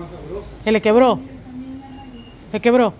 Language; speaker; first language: Spanish; native; Spanish